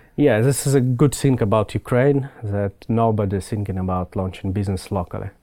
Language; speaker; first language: English; non-native, fluent; Ukrainian